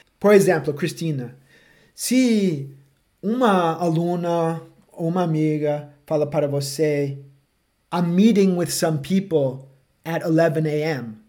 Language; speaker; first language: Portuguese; non-native, fluent; English